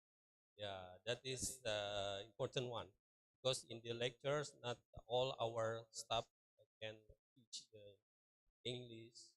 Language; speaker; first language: English; non-native, learner; Indonesian